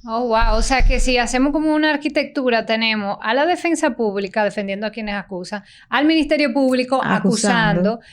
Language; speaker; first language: Spanish; native; Spanish